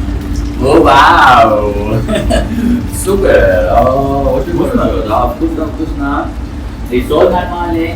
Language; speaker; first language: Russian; non-native, learner; Azerbaijani